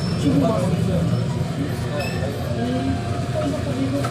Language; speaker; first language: Portuguese; non-native, learner; Filipino